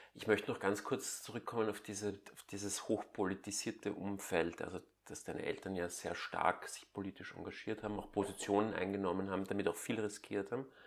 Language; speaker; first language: German; native; German